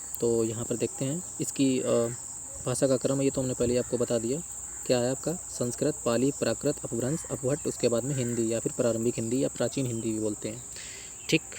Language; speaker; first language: Hindi; native; Hindi